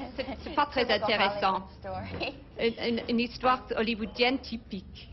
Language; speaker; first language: French; non-native, learner; English